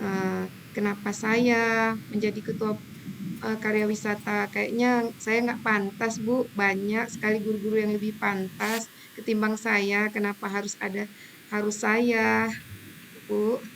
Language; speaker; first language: Indonesian; native; Indonesian